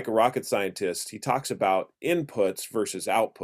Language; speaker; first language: English; native; English